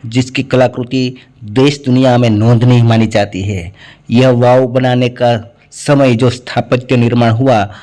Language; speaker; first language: Hindi; non-native, local second language; Gujarati